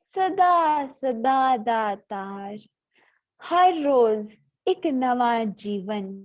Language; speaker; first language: Hindi; non-native, local second language; Punjabi